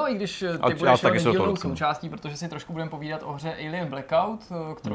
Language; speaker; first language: Czech; native; Czech